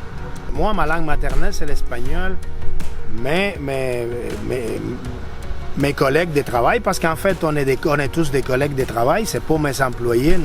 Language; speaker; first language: French; native; French